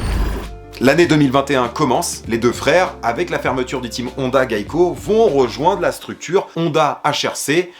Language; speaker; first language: French; native; French